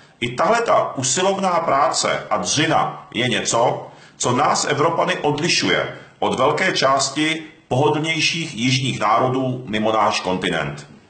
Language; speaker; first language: Czech; early bilingual, other home language; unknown